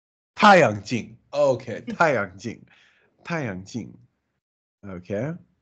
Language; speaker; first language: Chinese; non-native, learner; English